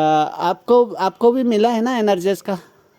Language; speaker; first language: Hindi; non-native, local second language; Mizo